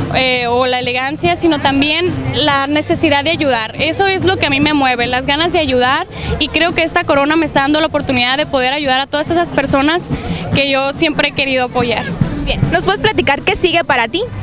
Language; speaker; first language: Spanish; native; Spanish